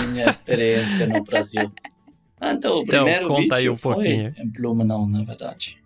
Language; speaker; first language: Portuguese; non-native, learner; German